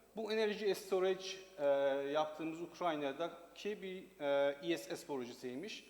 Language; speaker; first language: Turkish; non-native, learner; Persian